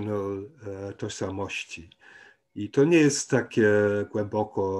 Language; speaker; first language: Polish; non-native, fluent; German